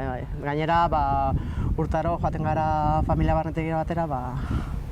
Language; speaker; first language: Basque; non-native, local second language; Spanish